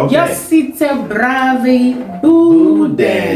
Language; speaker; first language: Swedish; non-native, learner; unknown